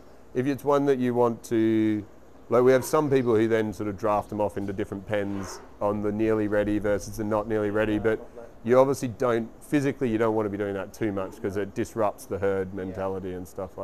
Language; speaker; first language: English; native; English